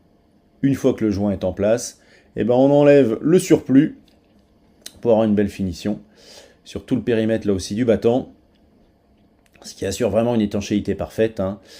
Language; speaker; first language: French; native; French